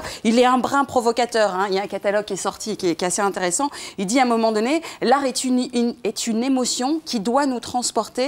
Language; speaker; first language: French; native; French